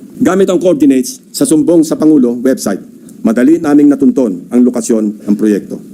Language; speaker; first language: Filipino; native; Filipino